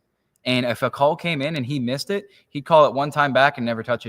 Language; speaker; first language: English; native; English